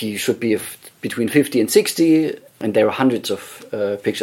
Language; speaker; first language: English; non-native, fluent; German